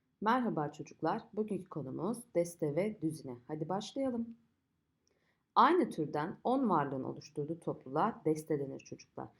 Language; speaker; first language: Turkish; native; Turkish